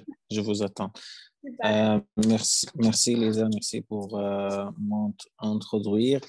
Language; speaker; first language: French; non-native, learner; Arabic